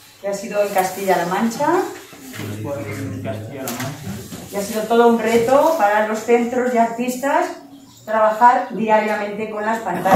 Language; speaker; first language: Spanish; native; Spanish